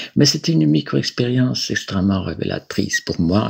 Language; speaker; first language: French; non-native, fluent; Spanish